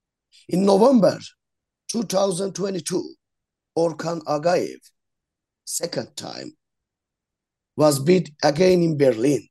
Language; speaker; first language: English; non-native, learner; Azerbaijani